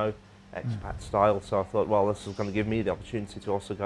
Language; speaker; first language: English; native; English